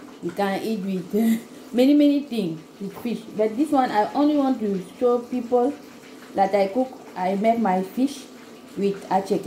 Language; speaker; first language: English; non-native, learner; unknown